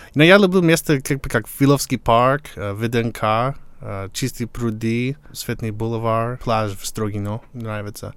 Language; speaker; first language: Russian; non-native, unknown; English